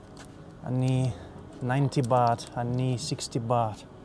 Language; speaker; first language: Thai; non-native, learner; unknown